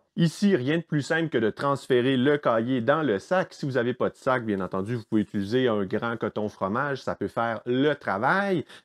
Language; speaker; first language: French; native; French